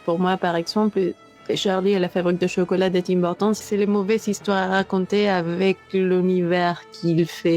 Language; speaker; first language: French; non-native, fluent; Spanish